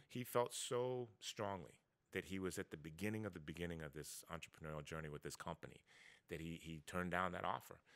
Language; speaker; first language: English; native; English